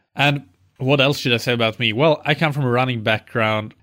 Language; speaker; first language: English; non-native, fluent; Swedish